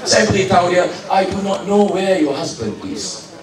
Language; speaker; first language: English; non-native, local second language; Malay